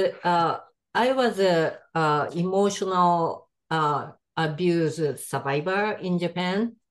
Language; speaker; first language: English; non-native, fluent; Japanese